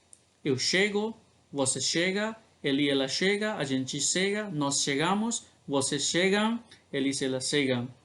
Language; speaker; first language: Portuguese; non-native, learner; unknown